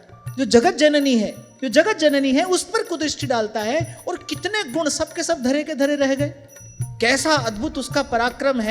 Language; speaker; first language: Hindi; native; Hindi